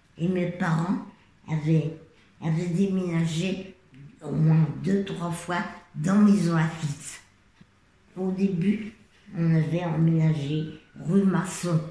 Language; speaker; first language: French; native; French